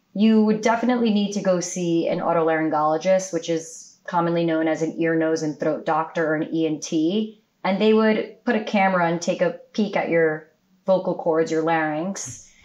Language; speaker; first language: English; native; English